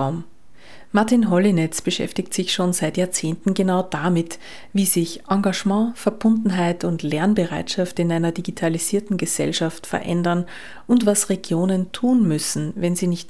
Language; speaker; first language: German; native; German